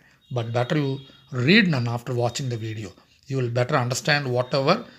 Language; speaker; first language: English; non-native, local second language; Telugu